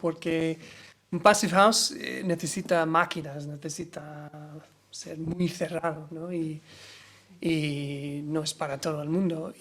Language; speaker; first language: Spanish; non-native, learner; English